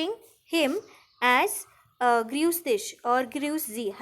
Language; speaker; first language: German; non-native, fluent; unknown